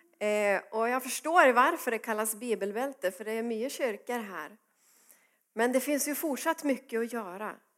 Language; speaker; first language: Swedish; native; Swedish